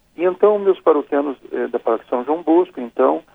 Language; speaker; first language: Portuguese; native; Portuguese